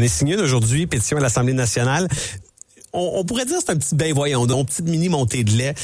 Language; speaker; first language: French; native; French